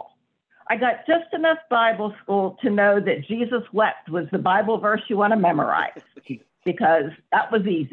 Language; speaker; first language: English; native; English